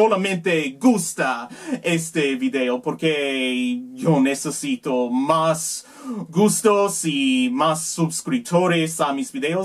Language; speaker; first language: Spanish; non-native, learner; English